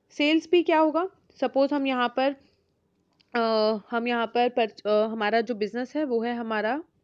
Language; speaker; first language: Hindi; native; Hindi